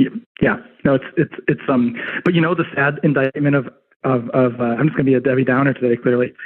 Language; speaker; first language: English; native; English